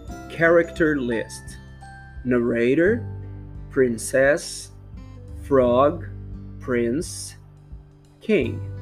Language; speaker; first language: English; non-native, fluent; Portuguese